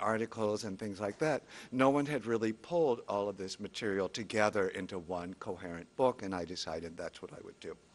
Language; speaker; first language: English; native; English